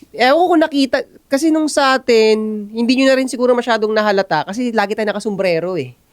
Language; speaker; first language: Filipino; native; Filipino